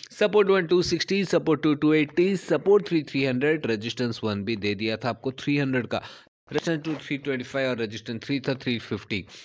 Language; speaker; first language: Hindi; native; Hindi